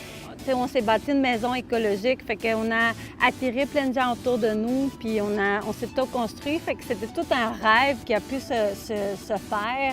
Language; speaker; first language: French; non-native, fluent; Spanish